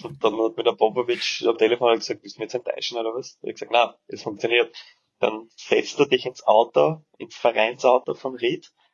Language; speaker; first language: German; early bilingual, other home language; Serbian